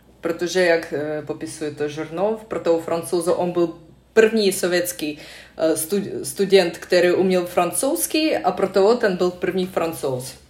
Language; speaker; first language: Czech; non-native, fluent; Russian